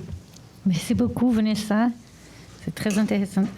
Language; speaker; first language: French; non-native, learner; Portuguese